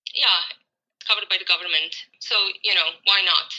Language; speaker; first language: English; non-native, fluent; Croatian